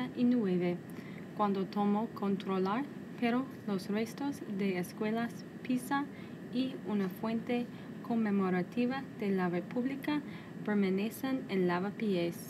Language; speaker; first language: Spanish; non-native, learner; English